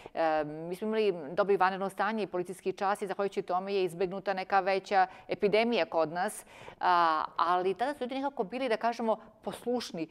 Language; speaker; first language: Serbian; native; Serbian